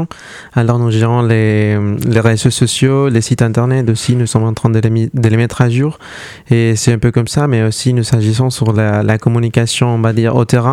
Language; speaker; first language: French; non-native, fluent; Spanish